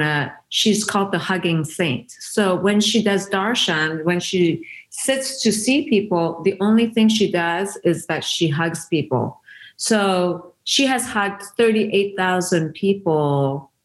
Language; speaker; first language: English; non-native, fluent; Persian